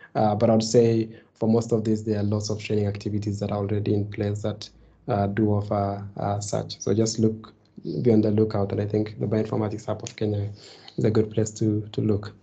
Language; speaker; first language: English; non-native, local second language; Kalenjin